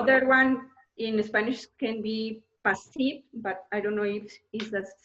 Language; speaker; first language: English; non-native, learner; Spanish